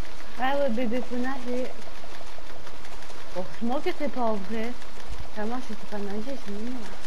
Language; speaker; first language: French; non-native, local second language; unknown